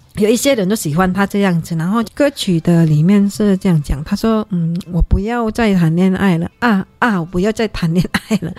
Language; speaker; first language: Chinese; non-native, fluent; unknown